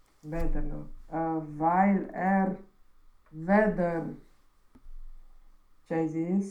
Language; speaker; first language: German; non-native, learner; Romanian